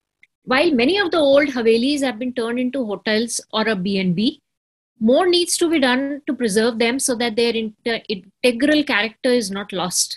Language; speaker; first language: English; non-native, local second language; Hindi